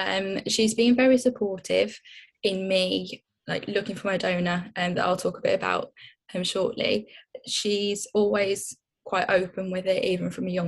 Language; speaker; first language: English; native; English